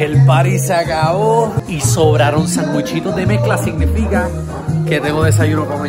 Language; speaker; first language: Spanish; native; Spanish